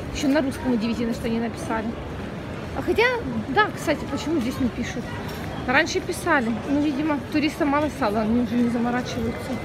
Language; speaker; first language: Russian; non-native, local second language; Ukrainian